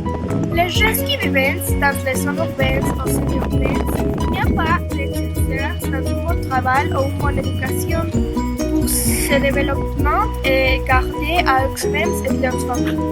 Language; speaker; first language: French; non-native, learner; Spanish